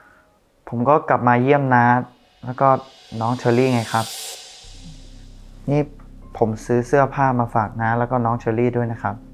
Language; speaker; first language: Thai; native; Thai